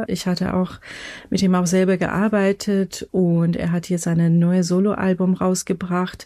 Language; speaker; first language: German; non-native, fluent; Persian